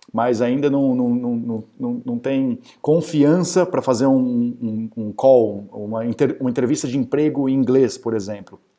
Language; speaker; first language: Portuguese; native; Portuguese